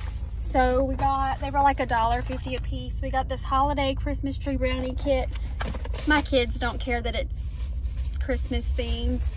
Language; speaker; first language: English; native; English